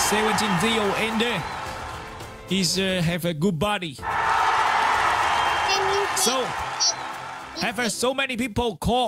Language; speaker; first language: English; non-native, learner; Chinese